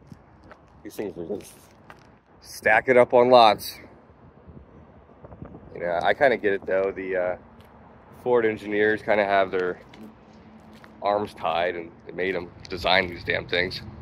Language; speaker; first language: English; native; English